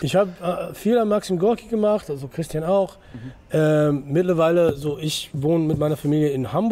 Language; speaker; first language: German; non-native, fluent; English